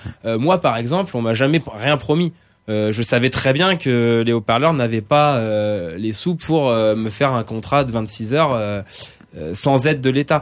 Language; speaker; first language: French; native; French